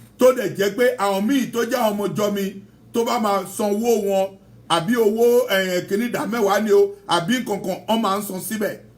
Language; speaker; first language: Yoruba; non-native, local second language; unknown